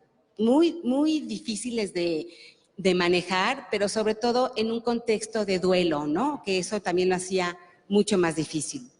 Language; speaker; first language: Spanish; native; Spanish